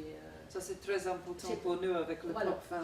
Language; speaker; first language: French; non-native, fluent; English